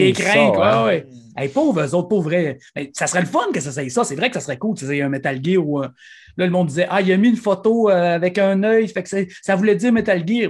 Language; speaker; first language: French; native; French